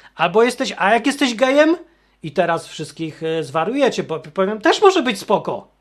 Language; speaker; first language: Polish; native; Polish